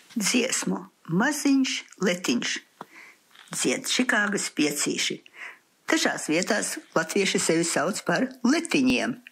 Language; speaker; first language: Latvian; early bilingual, heritage; Latvian